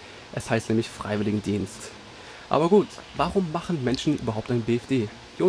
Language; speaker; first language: German; native; German